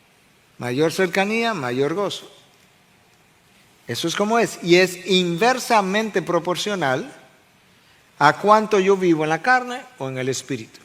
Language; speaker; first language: Spanish; native; Spanish